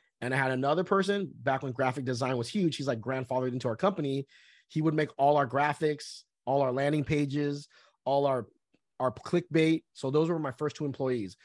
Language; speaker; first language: English; early bilingual, other home language; Vietnamese